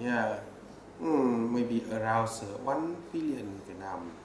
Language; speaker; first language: English; non-native, learner; Vietnamese